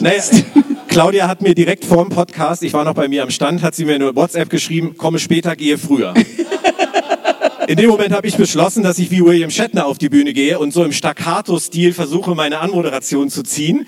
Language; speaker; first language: German; native; German